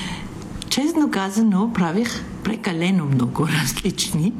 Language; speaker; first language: Bulgarian; non-native, fluent; Italian